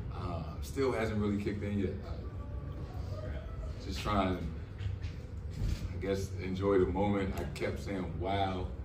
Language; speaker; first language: English; native; English